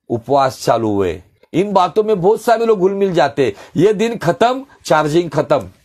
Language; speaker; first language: Hindi; non-native, local second language; Marathi